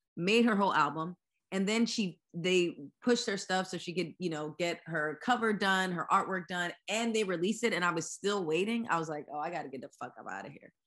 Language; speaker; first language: English; native; English